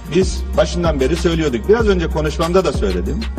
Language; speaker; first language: Turkish; native; Turkish